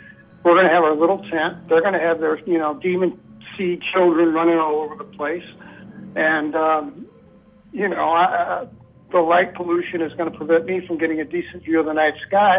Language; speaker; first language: English; native; English